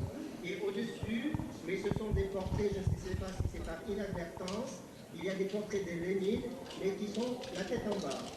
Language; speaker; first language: French; native; French